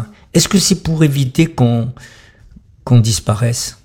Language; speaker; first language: French; native; French